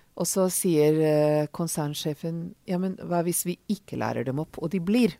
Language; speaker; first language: Norwegian; non-native, fluent; Hungarian